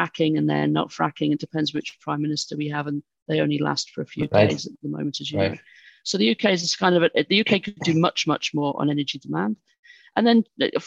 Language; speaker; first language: English; native; English